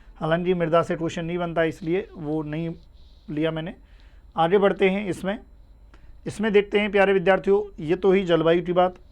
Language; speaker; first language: Hindi; native; Hindi